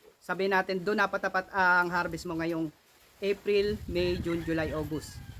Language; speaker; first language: Filipino; non-native, local second language; Cebuano